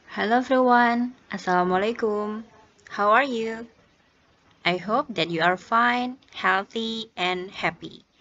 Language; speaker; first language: English; non-native, fluent; Indonesian